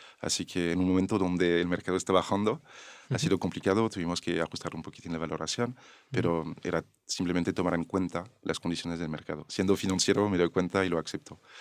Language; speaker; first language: Spanish; non-native, fluent; French